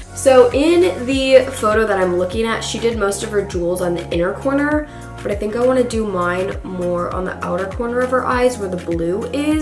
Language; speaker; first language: English; native; English